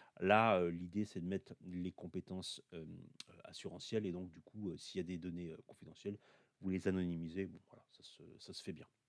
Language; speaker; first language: French; native; French